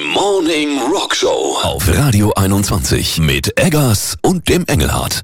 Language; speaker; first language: German; native; German